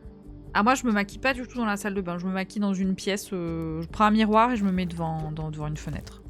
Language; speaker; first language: French; native; French